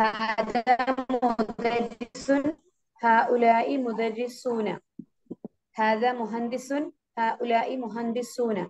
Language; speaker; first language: Arabic; non-native, learner; Malayalam